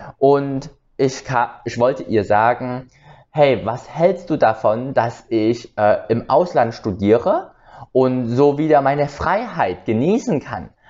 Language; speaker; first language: German; early bilingual, other home language; Vietnamese